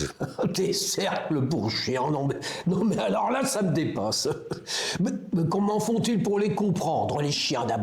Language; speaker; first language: French; native; French